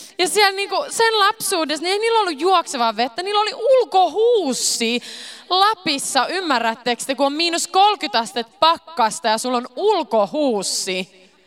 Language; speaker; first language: Finnish; early bilingual, heritage; Finnish